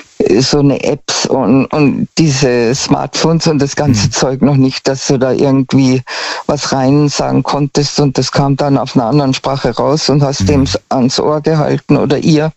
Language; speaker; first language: German; native; German